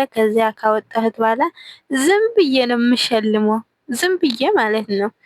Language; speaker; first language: Amharic; non-native, local second language; Tigrinya